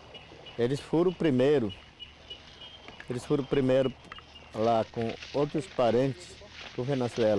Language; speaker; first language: Portuguese; non-native, local second language; Yanomámi